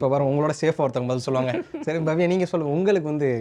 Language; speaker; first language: Tamil; native; Tamil